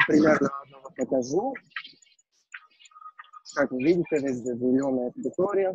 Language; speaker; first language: Russian; non-native, learner; Turkish